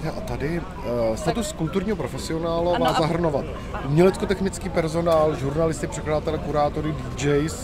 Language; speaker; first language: Czech; native; Czech